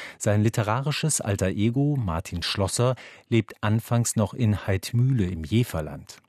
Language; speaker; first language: German; native; German